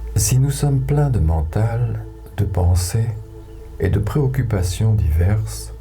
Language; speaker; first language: French; native; French